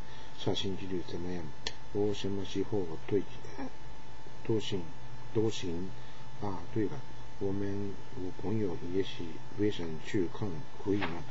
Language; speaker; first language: Chinese; non-native, learner; Japanese